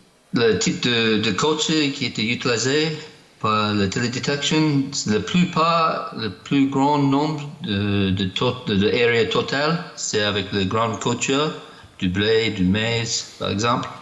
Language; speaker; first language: French; non-native, learner; English